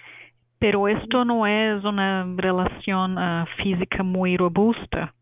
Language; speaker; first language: Spanish; non-native, fluent; Portuguese